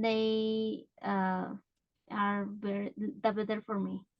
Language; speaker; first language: English; non-native, learner; Spanish